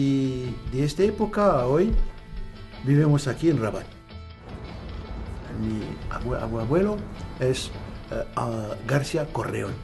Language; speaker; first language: Spanish; non-native, learner; Arabic